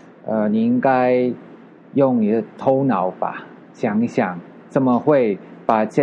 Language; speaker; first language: Chinese; non-native, learner; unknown